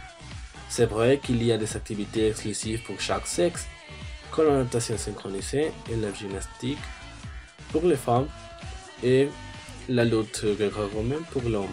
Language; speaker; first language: French; non-native, learner; Spanish